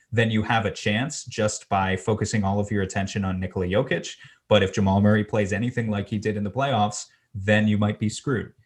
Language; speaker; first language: English; native; English